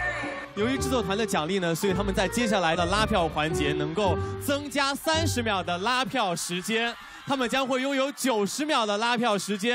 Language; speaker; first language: Chinese; native; Chinese